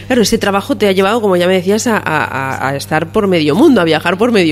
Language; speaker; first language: Spanish; native; Spanish